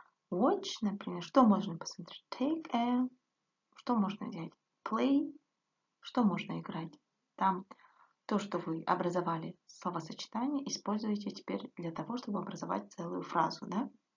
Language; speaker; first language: Russian; non-native, local second language; Kazakh